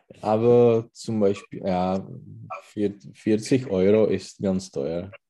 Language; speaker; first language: German; non-native, learner; Czech